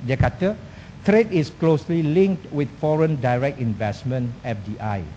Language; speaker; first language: English; non-native, local second language; Malay